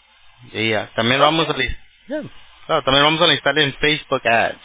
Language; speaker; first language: Spanish; early bilingual, heritage; Spanish